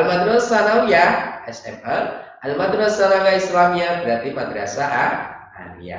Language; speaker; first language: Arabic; non-native, fluent; Indonesian